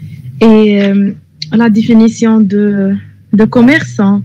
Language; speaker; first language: French; non-native, local second language; Arabic